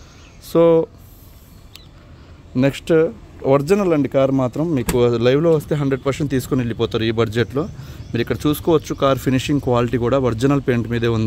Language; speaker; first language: Telugu; native; Telugu